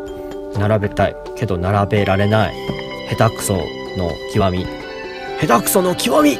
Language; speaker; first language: Japanese; native; Japanese